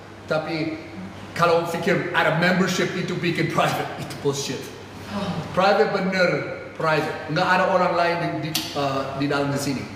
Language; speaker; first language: Indonesian; non-native, fluent; English